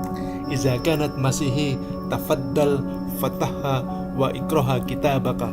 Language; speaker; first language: Arabic; non-native, learner; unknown